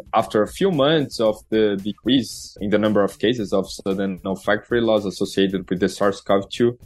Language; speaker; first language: English; non-native, fluent; Portuguese